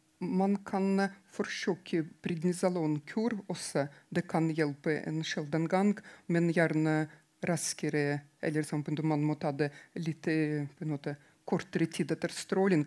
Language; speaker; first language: Norwegian; non-native, fluent; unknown